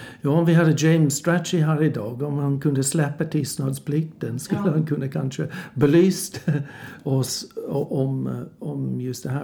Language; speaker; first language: Swedish; non-native, fluent; English